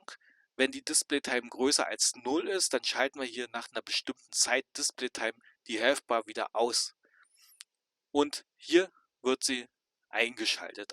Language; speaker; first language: German; native; German